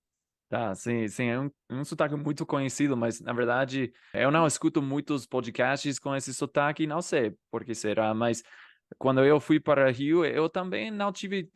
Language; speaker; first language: Portuguese; non-native, fluent; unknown